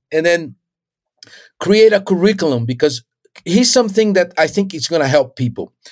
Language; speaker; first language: English; non-native, fluent; Portuguese